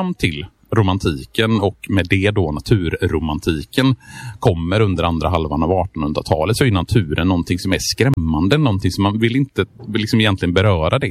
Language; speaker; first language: Swedish; native; Swedish